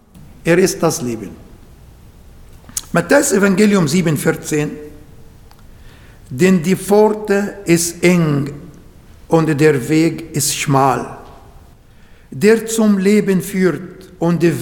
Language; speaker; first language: German; non-native, learner; Arabic